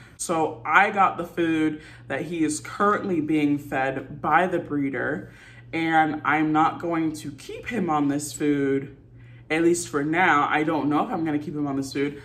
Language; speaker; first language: English; native; English